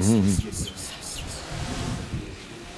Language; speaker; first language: Russian; native; Russian